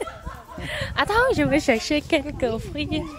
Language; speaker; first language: French; non-native, learner; Vietnamese